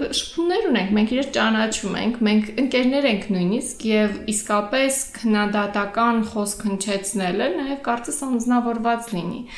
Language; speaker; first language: Armenian; native; Armenian